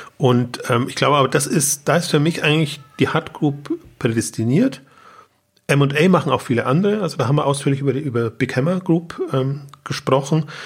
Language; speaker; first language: German; native; German